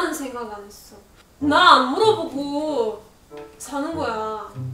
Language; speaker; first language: Korean; non-native, fluent; Russian